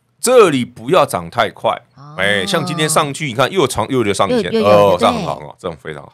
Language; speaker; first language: Chinese; native; Chinese